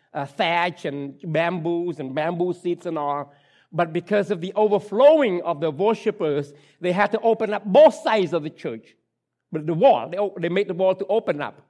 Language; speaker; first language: English; non-native, fluent; Khmer